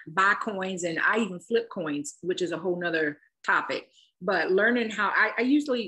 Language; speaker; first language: English; native; English